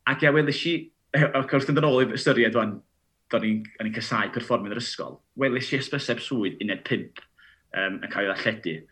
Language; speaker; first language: Welsh; native; Welsh